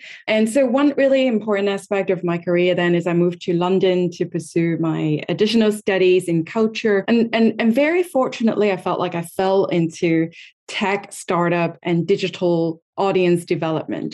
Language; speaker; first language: English; non-native, local second language; Cantonese